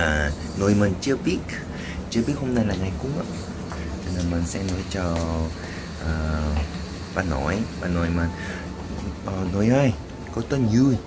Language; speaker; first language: Vietnamese; non-native, learner; Korean